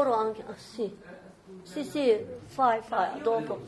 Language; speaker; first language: Italian; non-native, learner; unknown